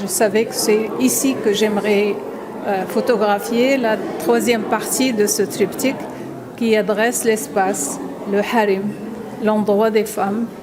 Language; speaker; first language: French; non-native, local second language; Arabic